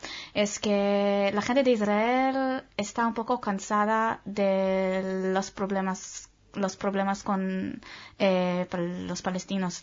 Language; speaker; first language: Spanish; non-native, fluent; Hebrew